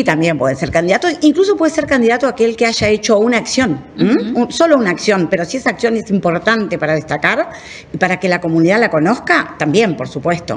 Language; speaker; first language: Spanish; native; Spanish